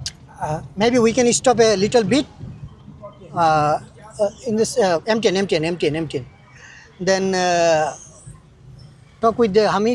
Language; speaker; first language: English; non-native, learner; Bangla